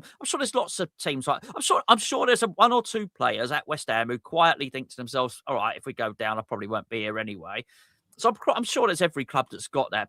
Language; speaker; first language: English; native; English